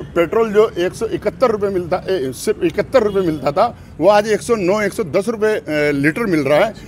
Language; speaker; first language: Hindi; native; Hindi